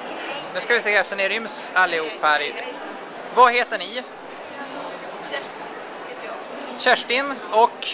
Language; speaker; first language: Swedish; native; Swedish